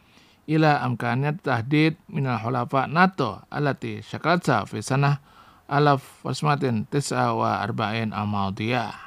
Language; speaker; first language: Arabic; non-native, fluent; Indonesian